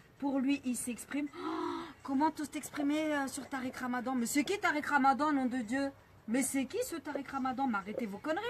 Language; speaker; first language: French; early bilingual, other home language; Arabic